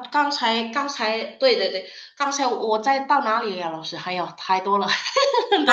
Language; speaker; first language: Chinese; non-native, fluent; Indonesian